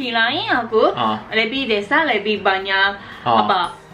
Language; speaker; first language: Indonesian; non-native, learner; Japanese